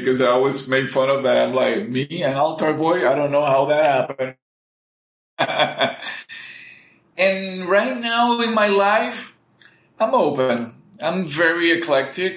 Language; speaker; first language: English; non-native, fluent; Spanish